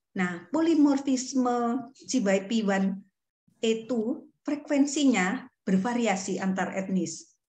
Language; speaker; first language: Indonesian; native; Indonesian